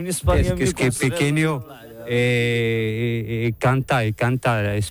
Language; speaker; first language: Spanish; non-native, learner; Arabic